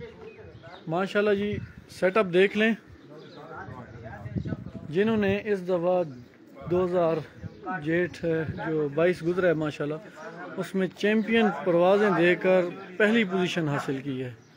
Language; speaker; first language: Hindi; non-native, local second language; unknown